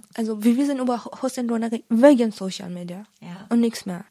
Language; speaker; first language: German; non-native, learner; Persian